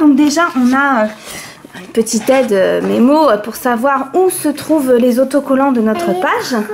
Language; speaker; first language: French; native; French